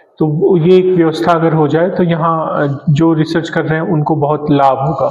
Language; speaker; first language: Hindi; native; Hindi